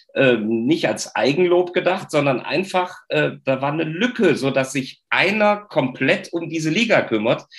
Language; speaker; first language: German; native; German